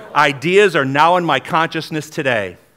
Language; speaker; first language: English; native; English